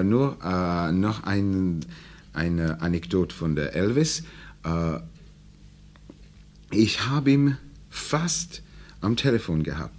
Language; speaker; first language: German; non-native, learner; English